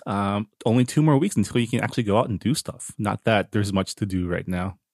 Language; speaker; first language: English; native; English